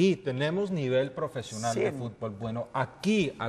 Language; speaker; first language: Spanish; native; Spanish